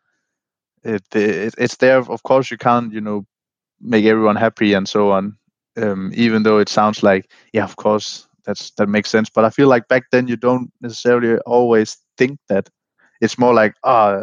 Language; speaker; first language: English; non-native, fluent; Danish